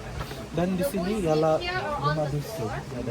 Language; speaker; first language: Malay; non-native, local second language; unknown